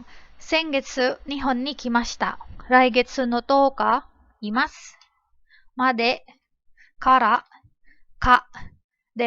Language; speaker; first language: Japanese; non-native, fluent; Filipino